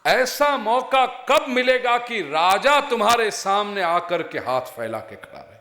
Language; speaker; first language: Hindi; non-native, local second language; Gujarati